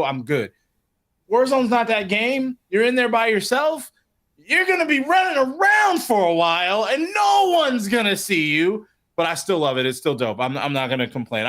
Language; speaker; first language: English; native; English